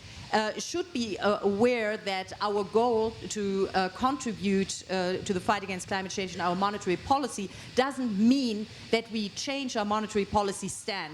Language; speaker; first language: English; non-native, fluent; German